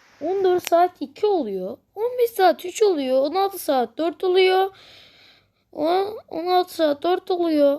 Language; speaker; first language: Turkish; native; Turkish